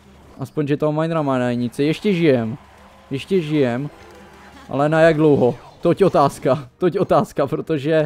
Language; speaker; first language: Czech; native; Czech